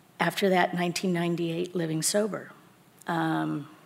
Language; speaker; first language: English; native; English